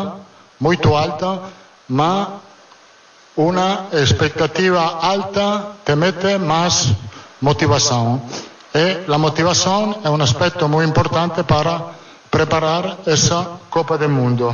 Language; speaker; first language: Portuguese; non-native, fluent; Italian